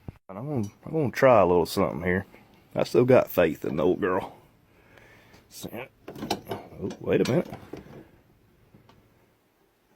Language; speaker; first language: English; native; English